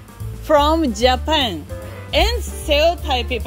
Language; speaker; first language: English; non-native, learner; Thai